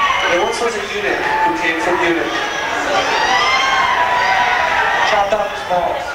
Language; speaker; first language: English; native; English